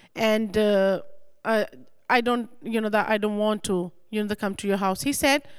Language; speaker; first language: English; non-native, local second language; Punjabi